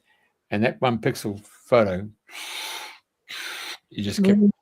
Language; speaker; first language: English; native; English